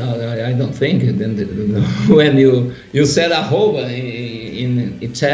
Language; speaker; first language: English; non-native, learner; Portuguese